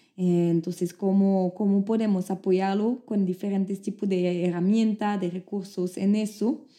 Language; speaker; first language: Spanish; non-native, fluent; French